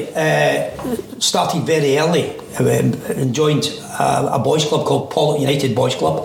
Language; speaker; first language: English; native; English